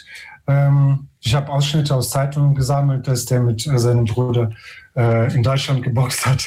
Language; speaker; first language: German; non-native, fluent; Ukrainian